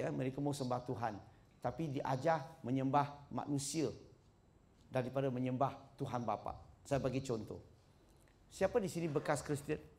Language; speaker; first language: Malay; non-native, local second language; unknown